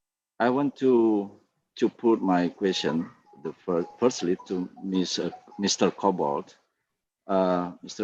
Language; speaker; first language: English; non-native, fluent; Indonesian